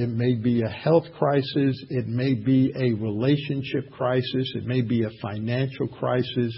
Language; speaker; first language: English; native; English